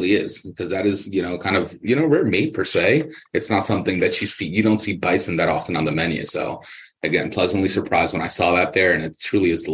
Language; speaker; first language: English; native; English